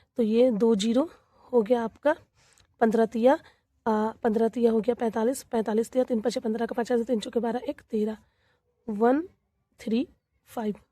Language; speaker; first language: Hindi; native; Hindi